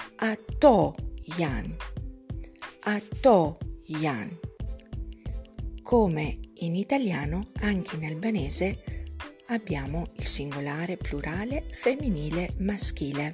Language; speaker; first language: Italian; non-native, fluent; Albanian